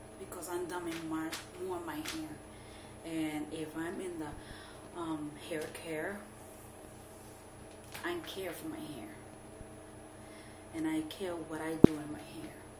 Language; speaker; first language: English; non-native, fluent; Spanish